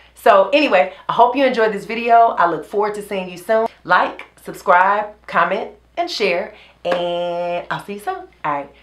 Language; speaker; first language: English; native; English